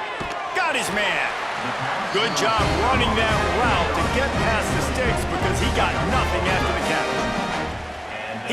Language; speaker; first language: English; native; English